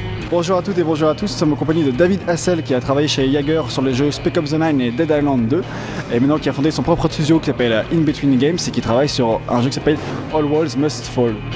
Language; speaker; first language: French; native; French